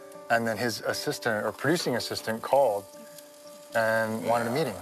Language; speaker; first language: English; native; English